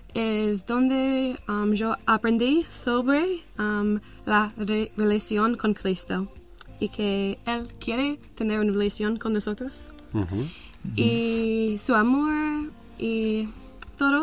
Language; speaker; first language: Spanish; non-native, learner; English